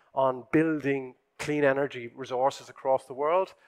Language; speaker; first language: English; native; English